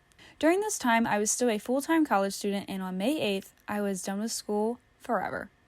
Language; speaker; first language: English; native; English